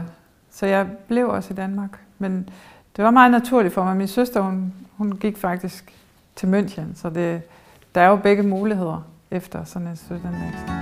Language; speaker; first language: Danish; early bilingual, heritage; German